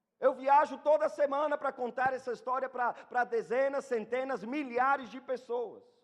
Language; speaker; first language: Portuguese; non-native, fluent; German